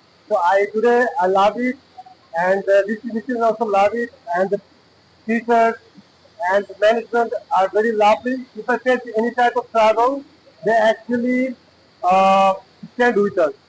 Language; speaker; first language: English; non-native, local second language; Bangla